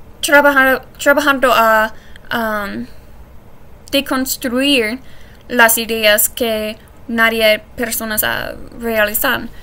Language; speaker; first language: Spanish; non-native, learner; English